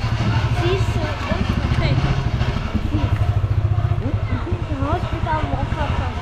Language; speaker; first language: English; non-native, learner; Arabic